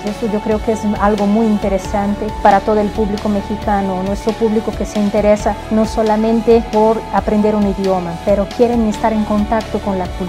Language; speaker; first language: Spanish; non-native, fluent; English